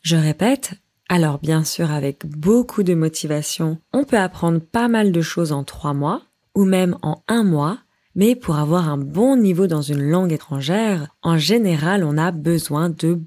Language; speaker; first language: French; native; French